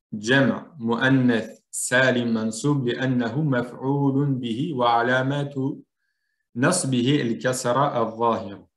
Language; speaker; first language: Arabic; non-native, fluent; French